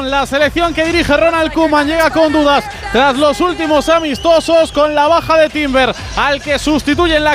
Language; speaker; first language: Spanish; native; Spanish